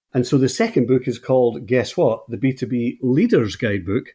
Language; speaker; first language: English; native; English